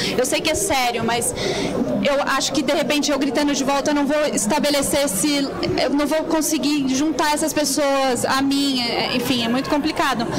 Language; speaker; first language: Portuguese; native; Portuguese